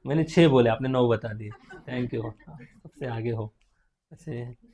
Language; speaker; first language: Hindi; non-native, local second language; Marathi